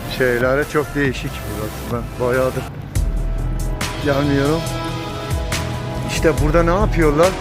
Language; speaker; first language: Turkish; non-native, fluent; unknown